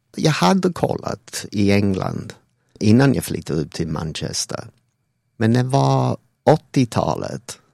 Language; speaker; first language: Swedish; non-native, fluent; English